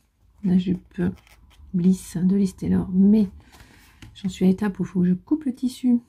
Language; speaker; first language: French; native; French